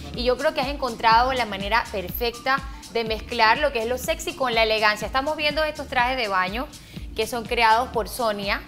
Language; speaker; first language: Spanish; native; Spanish